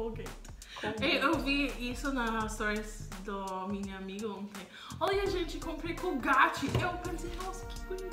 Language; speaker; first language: Portuguese; non-native, fluent; English